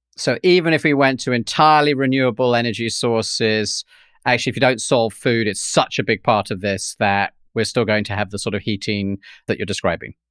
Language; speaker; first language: English; native; English